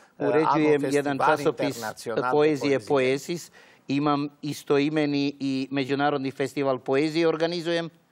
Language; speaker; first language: Croatian; early bilingual, heritage; Serbian